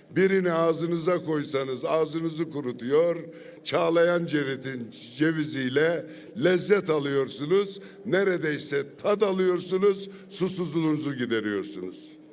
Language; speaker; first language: Turkish; native; Turkish